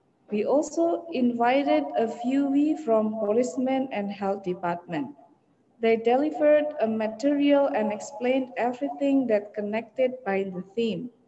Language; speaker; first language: English; non-native, fluent; Indonesian